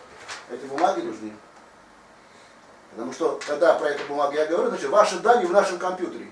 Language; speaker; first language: Russian; non-native, fluent; Tajik